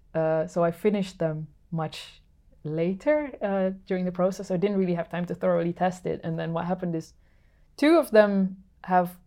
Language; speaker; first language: English; non-native, fluent; Dutch